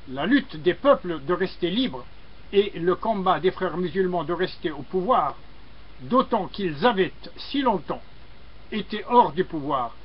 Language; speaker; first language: French; non-native, local second language; Arabic